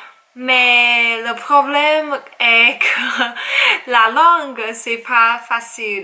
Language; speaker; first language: French; non-native, learner; Chinese